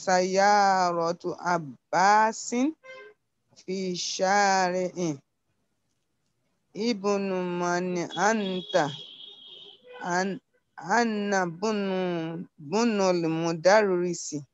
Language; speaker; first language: Arabic; non-native, learner; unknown